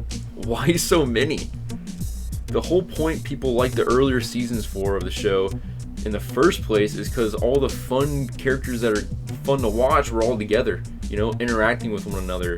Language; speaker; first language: English; native; English